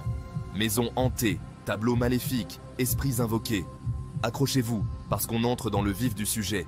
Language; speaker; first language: French; native; French